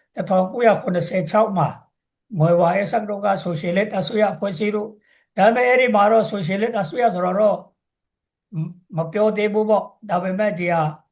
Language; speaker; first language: Burmese; non-native, local second language; Tangkhul Naga (India)